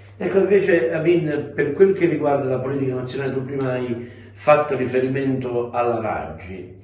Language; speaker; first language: Italian; native; Italian